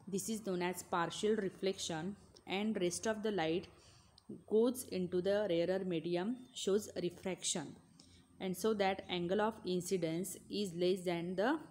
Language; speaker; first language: English; non-native, local second language; Marathi